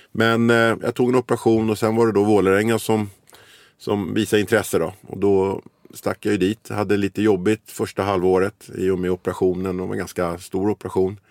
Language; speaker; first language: Swedish; early bilingual, other home language; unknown